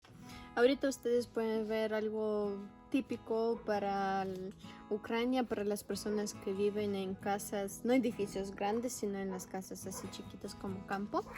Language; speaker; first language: Spanish; non-native, local second language; Russian